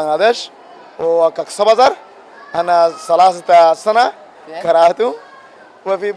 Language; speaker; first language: Arabic; non-native, learner; Rohingya